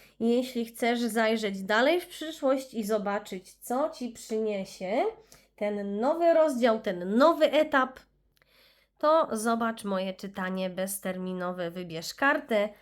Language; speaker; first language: Polish; native; Polish